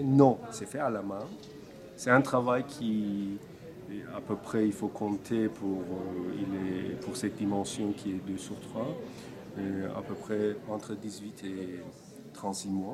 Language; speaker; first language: French; non-native, fluent; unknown